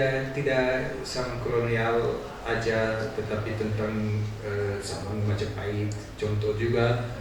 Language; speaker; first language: Indonesian; non-native, learner; Dutch